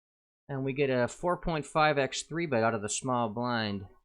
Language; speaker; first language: English; native; English